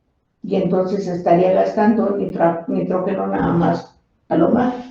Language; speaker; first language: Spanish; native; Spanish